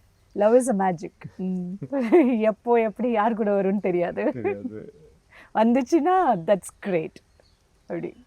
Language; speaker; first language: Tamil; native; Tamil